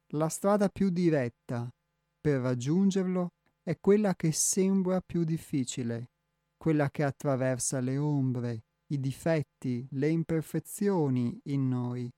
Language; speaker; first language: Italian; native; Italian